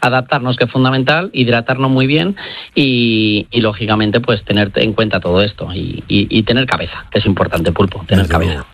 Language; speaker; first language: Spanish; native; Spanish